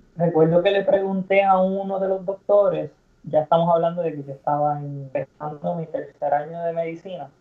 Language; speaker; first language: Spanish; native; Spanish